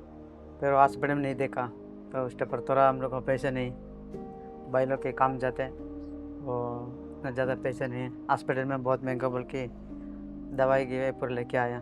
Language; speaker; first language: Hindi; non-native, local second language; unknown